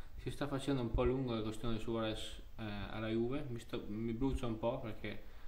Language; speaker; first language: Italian; non-native, fluent; Albanian